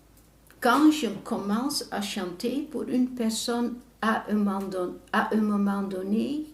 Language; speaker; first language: French; non-native, fluent; Dutch